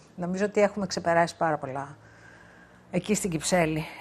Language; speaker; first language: Greek; native; Greek